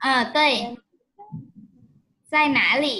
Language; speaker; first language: Chinese; non-native, fluent; Vietnamese